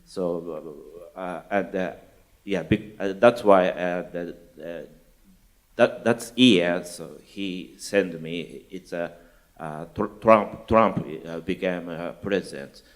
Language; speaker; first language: English; non-native, learner; Japanese